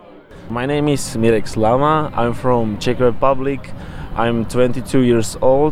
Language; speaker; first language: English; non-native, learner; Czech